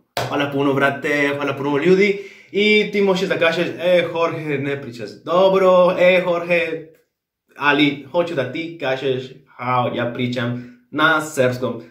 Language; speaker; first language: Serbian; non-native, learner; Spanish